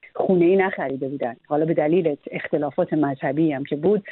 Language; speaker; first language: Persian; native; Persian